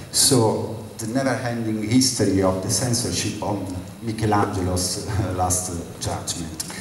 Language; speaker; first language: English; non-native, fluent; Italian